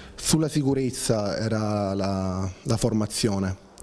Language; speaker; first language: Italian; native; Italian